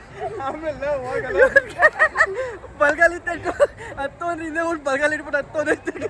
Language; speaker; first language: Kannada; native; Kannada